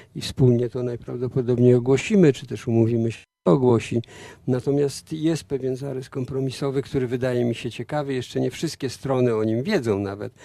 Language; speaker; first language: Polish; native; Polish